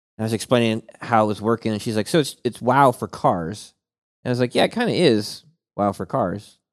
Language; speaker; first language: English; native; English